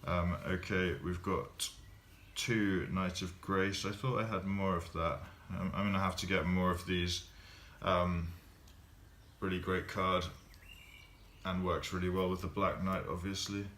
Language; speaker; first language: English; native; English